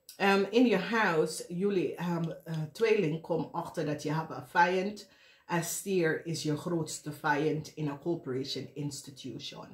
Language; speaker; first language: Dutch; non-native, learner; English